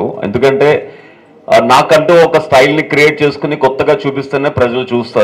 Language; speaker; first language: Telugu; native; Telugu